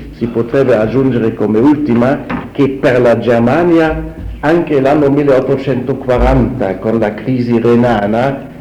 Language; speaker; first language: Italian; non-native, fluent; German